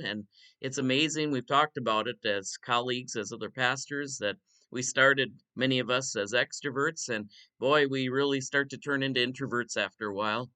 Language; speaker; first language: English; native; English